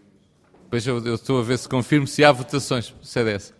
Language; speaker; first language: Portuguese; native; Portuguese